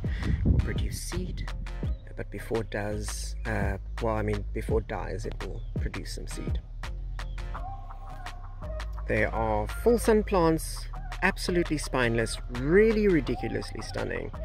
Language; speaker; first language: English; native; English